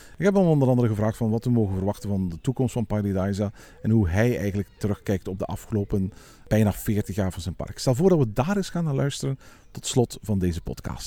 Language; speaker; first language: Dutch; native; Dutch